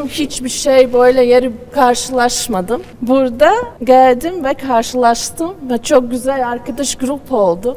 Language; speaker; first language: Turkish; non-native, learner; Latvian